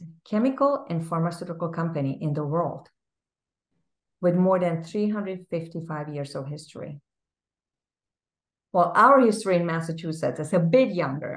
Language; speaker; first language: English; non-native, fluent; Czech